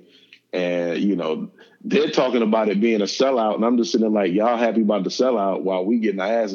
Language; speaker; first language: English; native; English